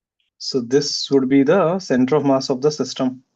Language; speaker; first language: English; non-native, local second language; Hindi